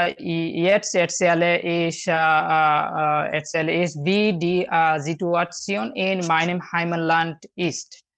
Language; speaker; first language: German; non-native, learner; Bangla